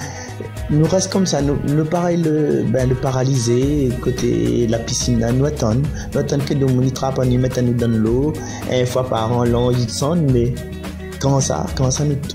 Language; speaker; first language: French; non-native, learner; Réunion Creole French